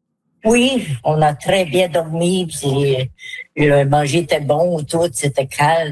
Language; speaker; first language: French; native; French